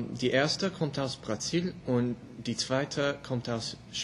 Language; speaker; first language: German; non-native, learner; English